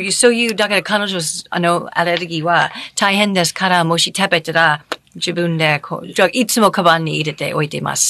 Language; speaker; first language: Japanese; non-native, fluent; English